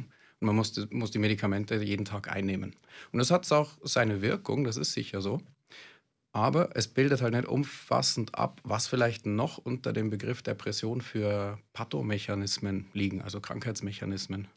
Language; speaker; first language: German; native; German